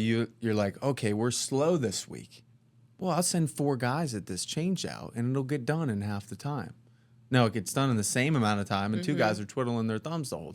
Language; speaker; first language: English; native; English